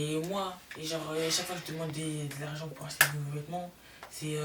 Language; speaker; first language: French; native; French